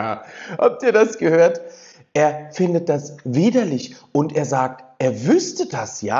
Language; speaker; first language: German; native; German